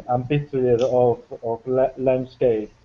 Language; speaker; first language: English; non-native, learner; Spanish